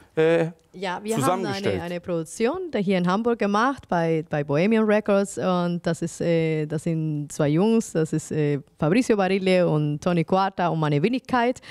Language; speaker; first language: German; non-native, fluent; Spanish